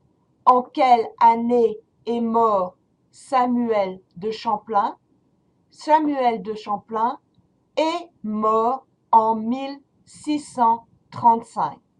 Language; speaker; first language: French; non-native, fluent; English